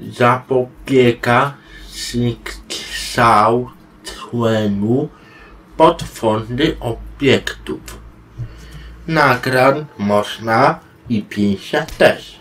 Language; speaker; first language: Polish; non-native, learner; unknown